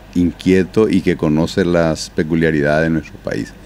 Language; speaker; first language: Spanish; native; Spanish